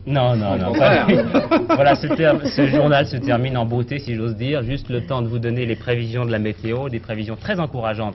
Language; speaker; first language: French; native; French